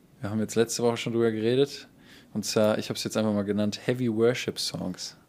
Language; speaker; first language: German; native; German